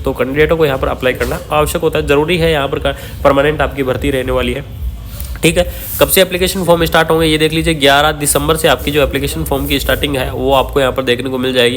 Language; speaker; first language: Hindi; native; Hindi